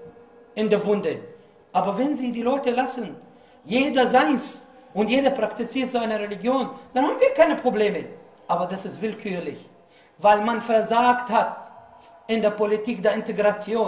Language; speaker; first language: German; non-native, fluent; Arabic